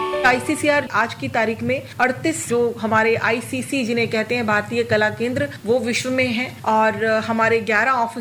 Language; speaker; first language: Hindi; native; Hindi